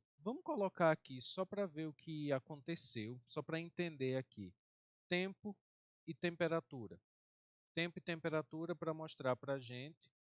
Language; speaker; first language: Portuguese; native; Portuguese